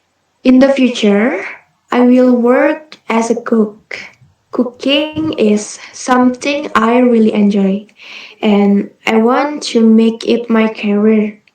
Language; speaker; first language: English; non-native, learner; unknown